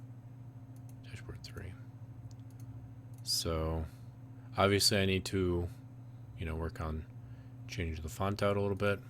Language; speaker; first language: English; native; English